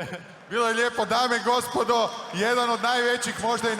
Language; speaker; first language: Croatian; native; Croatian